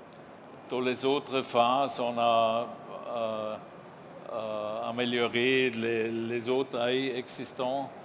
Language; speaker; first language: French; non-native, learner; German